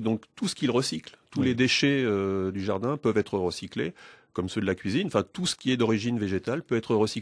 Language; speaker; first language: French; native; French